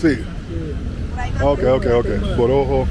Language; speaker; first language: Spanish; non-native, learner; English